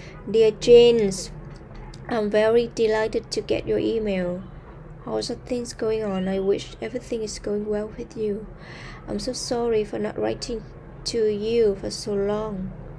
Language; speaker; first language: English; non-native, fluent; Vietnamese